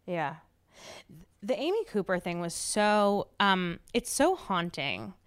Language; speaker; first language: English; native; English